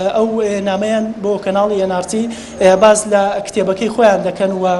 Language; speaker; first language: Central Kurdish; non-native, local second language; Gurani